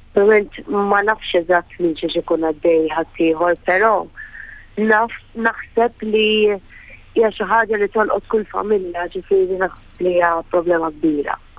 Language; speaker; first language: Maltese; native; Maltese